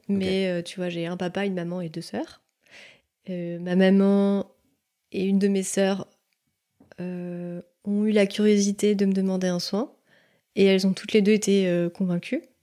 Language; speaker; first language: French; native; French